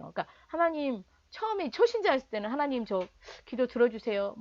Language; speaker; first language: Korean; native; Korean